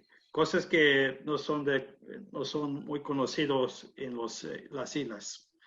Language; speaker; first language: Spanish; non-native, learner; English